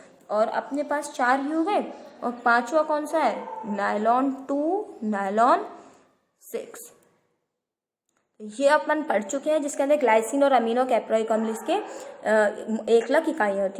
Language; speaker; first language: Hindi; native; Hindi